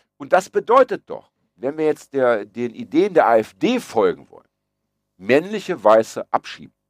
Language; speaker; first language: German; early bilingual, other home language; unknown